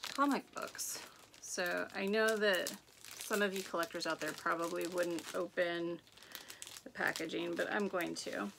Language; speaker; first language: English; native; English